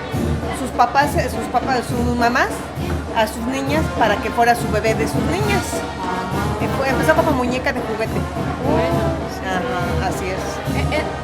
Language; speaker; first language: Spanish; native; Spanish